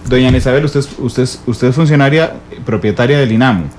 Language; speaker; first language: Spanish; native; Spanish